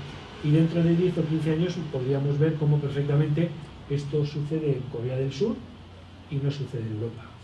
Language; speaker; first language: Spanish; native; Spanish